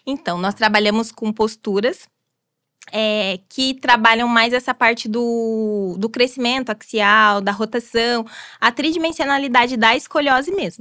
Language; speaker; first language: Portuguese; native; Portuguese